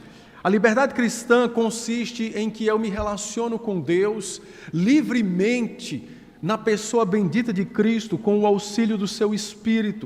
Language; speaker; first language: Portuguese; native; Portuguese